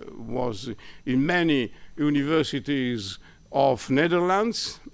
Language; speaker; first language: English; non-native, fluent; Italian